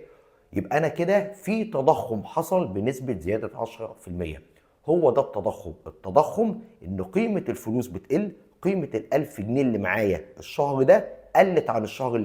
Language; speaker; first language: Arabic; native; Arabic